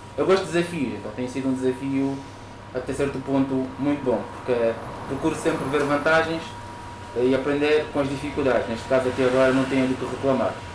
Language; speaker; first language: Portuguese; native; Portuguese